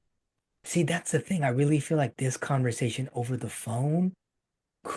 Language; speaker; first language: English; native; English